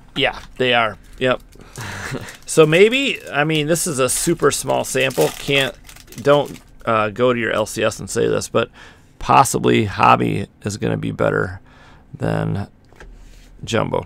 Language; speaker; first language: English; native; English